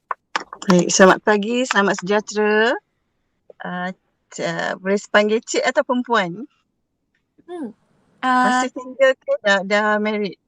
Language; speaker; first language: Malay; native; Malay